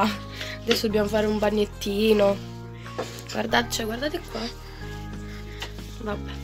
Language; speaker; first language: Italian; native; Italian